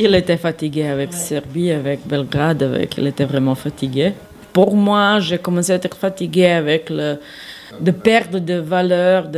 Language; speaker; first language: French; non-native, fluent; Serbian